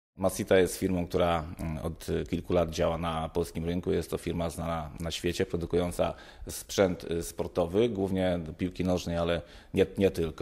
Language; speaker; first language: Polish; native; Polish